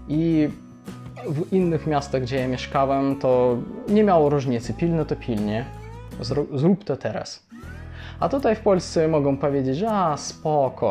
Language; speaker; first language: Polish; non-native, fluent; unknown